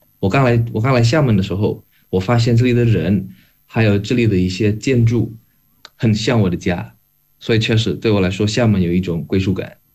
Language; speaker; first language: Chinese; non-native, fluent; Indonesian